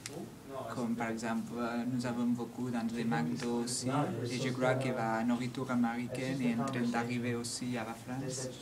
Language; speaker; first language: French; non-native, learner; Catalan